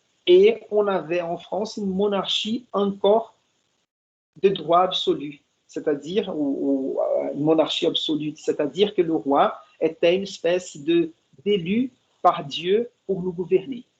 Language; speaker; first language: French; non-native, fluent; Portuguese